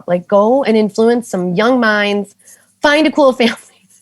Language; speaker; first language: English; native; English